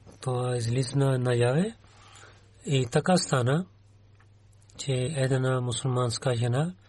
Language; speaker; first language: Bulgarian; non-native, learner; Urdu